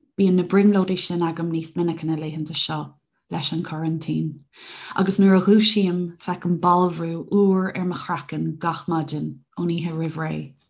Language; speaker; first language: Irish; native; Irish